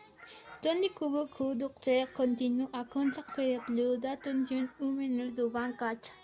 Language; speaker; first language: French; non-native, learner; Spanish